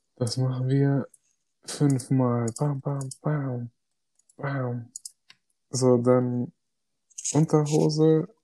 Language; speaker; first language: German; early bilingual, other home language; Greek